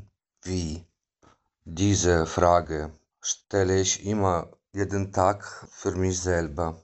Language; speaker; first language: German; non-native, fluent; Ukrainian